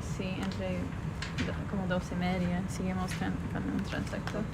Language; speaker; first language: Spanish; non-native, fluent; English